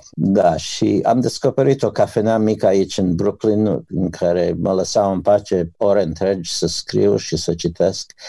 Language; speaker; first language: Romanian; native; Romanian